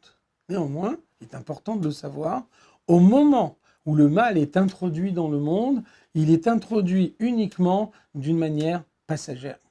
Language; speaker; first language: French; native; French